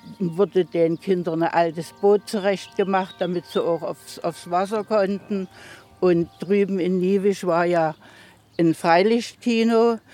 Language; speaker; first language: German; native; German